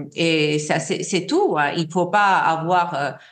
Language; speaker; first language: French; non-native, fluent; Georgian